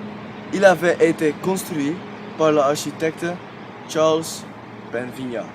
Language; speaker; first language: French; non-native, learner; Dutch